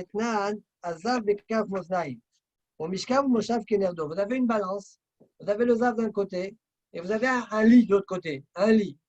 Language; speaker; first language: French; native; French